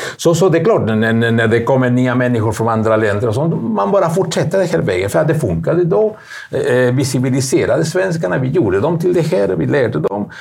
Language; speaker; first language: Swedish; non-native, fluent; Spanish